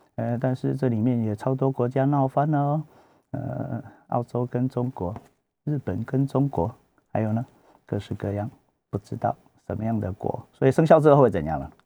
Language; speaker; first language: Chinese; native; Chinese